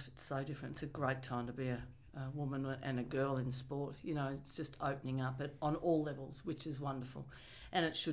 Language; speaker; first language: English; native; English